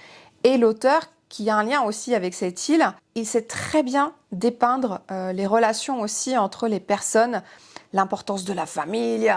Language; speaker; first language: French; native; French